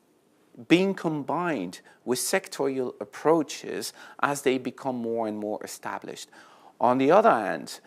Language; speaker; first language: English; non-native, fluent; French